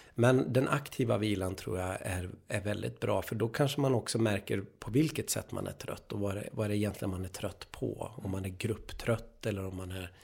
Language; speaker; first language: Swedish; native; Swedish